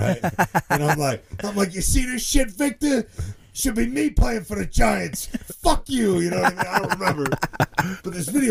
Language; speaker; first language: English; native; English